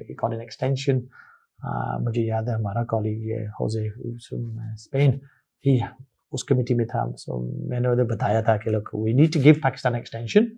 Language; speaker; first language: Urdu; early bilingual, heritage; Urdu